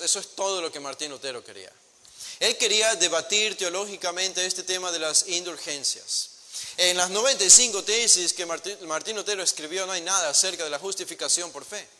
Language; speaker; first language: Spanish; native; Spanish